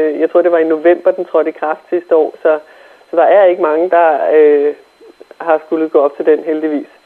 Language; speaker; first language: Danish; native; Danish